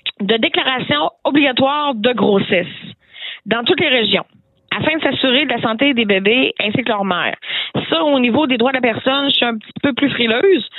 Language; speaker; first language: French; native; French